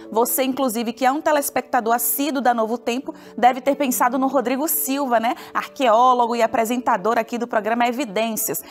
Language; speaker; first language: Portuguese; native; Portuguese